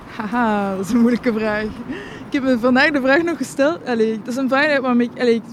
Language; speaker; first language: Dutch; non-native, local second language; French